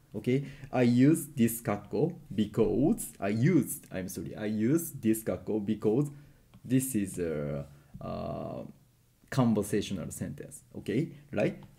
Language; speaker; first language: English; non-native, learner; Japanese